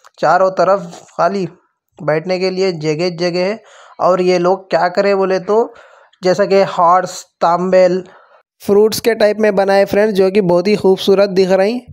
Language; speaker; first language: Hindi; non-native, local second language; Urdu